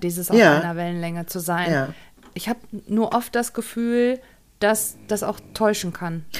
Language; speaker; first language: German; native; German